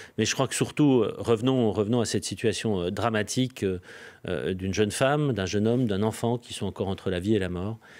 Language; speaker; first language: French; native; French